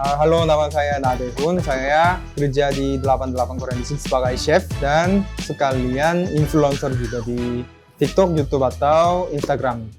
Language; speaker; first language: Indonesian; early bilingual, other home language; Korean